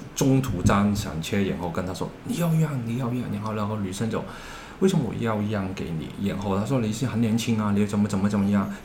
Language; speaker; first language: Chinese; non-native, learner; Cantonese